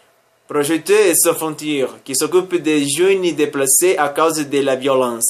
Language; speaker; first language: French; non-native, learner; Spanish